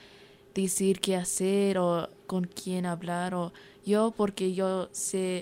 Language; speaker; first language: Spanish; early bilingual, heritage; Spanish